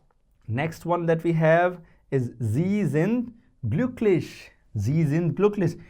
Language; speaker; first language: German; non-native, fluent; Hindi